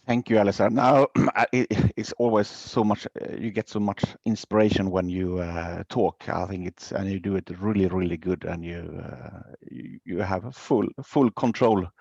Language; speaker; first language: English; non-native, fluent; Swedish